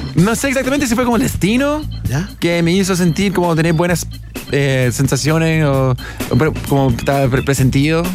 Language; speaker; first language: Spanish; non-native, fluent; English